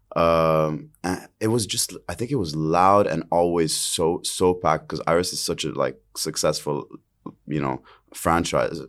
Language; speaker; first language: English; early bilingual, other home language; Arabic